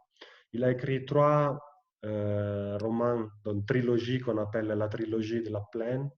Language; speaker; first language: French; non-native, fluent; Italian